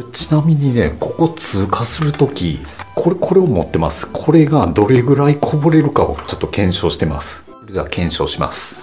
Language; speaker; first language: Japanese; native; Japanese